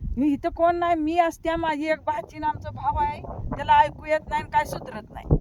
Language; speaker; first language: Marathi; native; Marathi